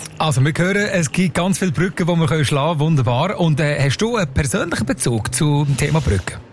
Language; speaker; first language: German; native; German